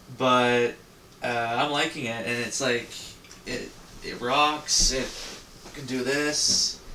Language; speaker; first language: English; native; English